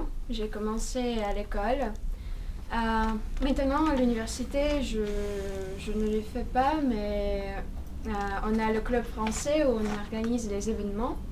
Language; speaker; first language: French; non-native, fluent; Russian